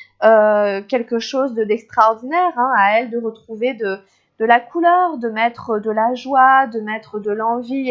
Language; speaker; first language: French; native; French